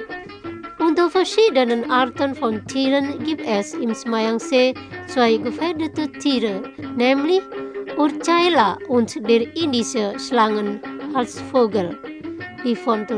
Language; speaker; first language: German; non-native, fluent; Indonesian